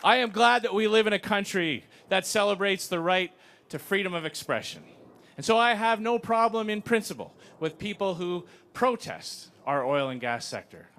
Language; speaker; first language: English; native; English